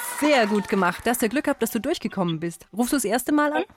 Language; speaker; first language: German; native; German